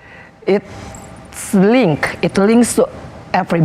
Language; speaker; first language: English; non-native, fluent; Indonesian